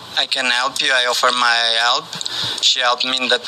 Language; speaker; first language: English; non-native, learner; Portuguese